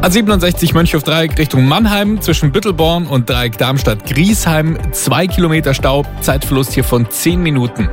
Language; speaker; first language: German; native; German